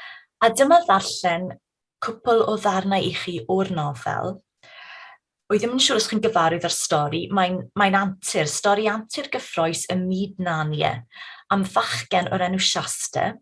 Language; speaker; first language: Welsh; native; Welsh